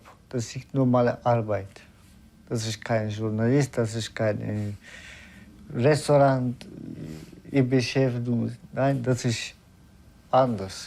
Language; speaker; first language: German; non-native, learner; Turkish